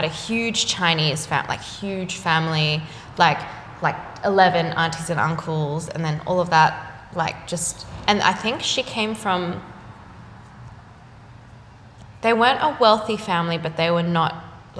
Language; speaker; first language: English; non-native, local second language; Japanese